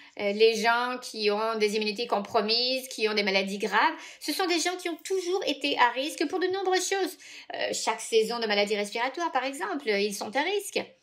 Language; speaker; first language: French; native; French